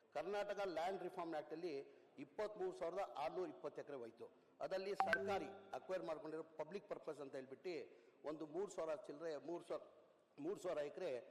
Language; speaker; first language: Kannada; non-native, local second language; Urdu